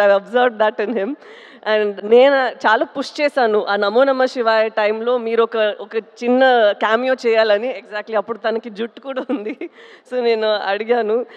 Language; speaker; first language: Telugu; non-native, local second language; Tamil